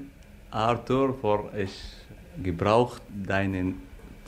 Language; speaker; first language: German; non-native, learner; Arabic